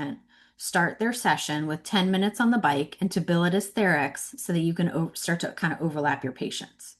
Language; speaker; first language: English; native; English